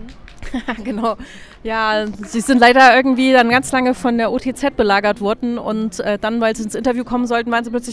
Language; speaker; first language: German; native; German